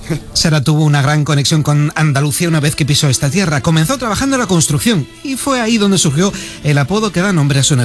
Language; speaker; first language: Spanish; native; Spanish